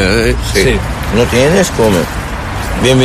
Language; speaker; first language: Spanish; non-native, learner; Arabic